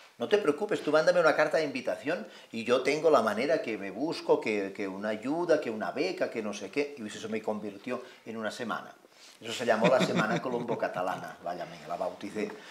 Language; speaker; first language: Spanish; non-native, local second language; Catalan